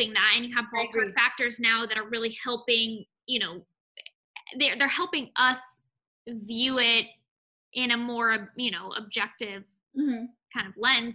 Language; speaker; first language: English; native; English